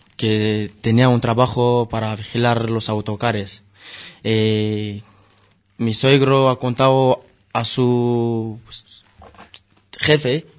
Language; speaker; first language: Spanish; non-native, learner; Romanian